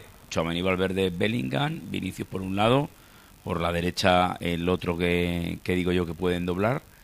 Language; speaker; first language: Spanish; native; Spanish